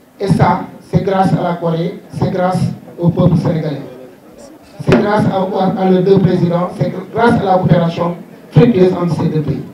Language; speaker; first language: French; non-native, local second language; Wolof